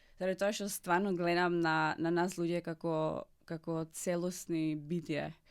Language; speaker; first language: Macedonian; non-native, fluent; Czech